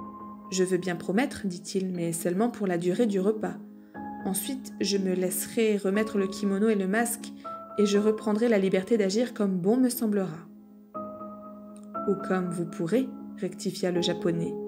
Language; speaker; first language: French; native; French